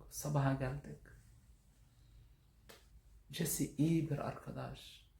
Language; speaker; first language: Turkish; non-native, learner; Arabic